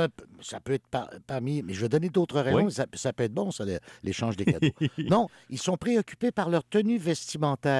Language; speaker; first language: French; native; French